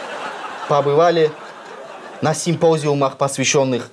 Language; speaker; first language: Russian; non-native, local second language; Crimean Tatar